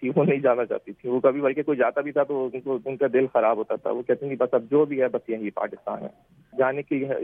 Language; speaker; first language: Urdu; native; Urdu